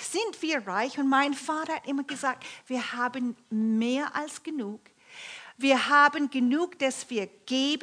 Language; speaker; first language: German; non-native, fluent; English